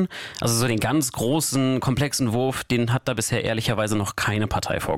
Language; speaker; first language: German; native; German